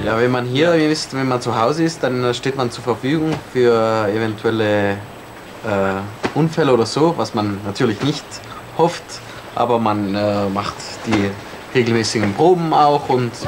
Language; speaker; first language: German; non-native, local second language; Ladin